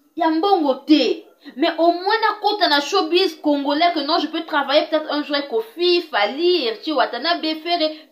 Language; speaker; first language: French; non-native, local second language; Lingala